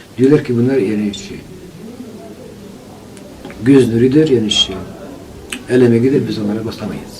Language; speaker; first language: Turkish; non-native, local second language; Kurdish